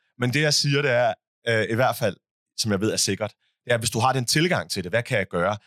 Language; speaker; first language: Danish; early bilingual, other home language; Arabic